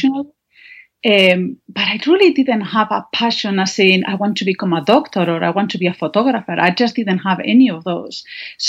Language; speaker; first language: English; non-native, fluent; Spanish